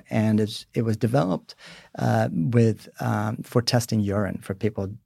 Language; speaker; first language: English; early bilingual, other home language; Swedish